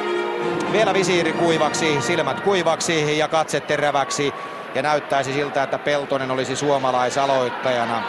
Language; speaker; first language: Finnish; native; Finnish